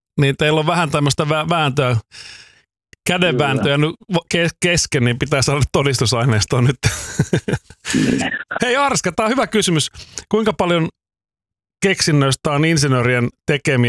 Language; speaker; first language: Finnish; native; Finnish